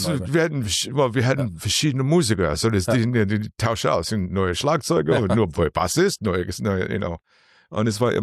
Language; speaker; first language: German; non-native, learner; English